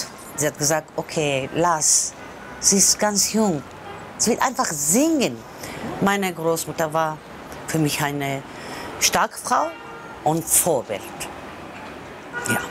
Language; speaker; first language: German; non-native, learner; Persian